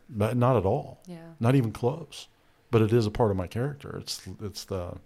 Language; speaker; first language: English; native; English